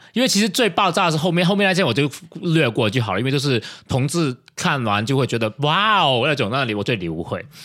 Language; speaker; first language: Chinese; non-native, local second language; Cantonese